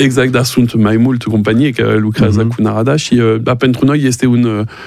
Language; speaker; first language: Romanian; non-native, fluent; French